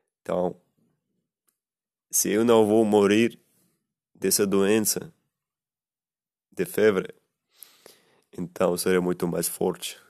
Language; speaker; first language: Portuguese; non-native, learner; Russian